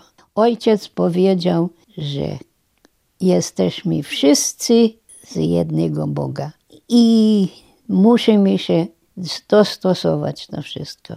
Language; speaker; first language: Polish; non-native, local second language; German